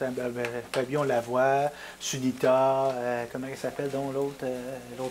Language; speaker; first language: French; native; French